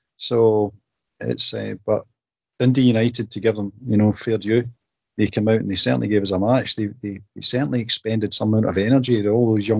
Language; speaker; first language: English; native; English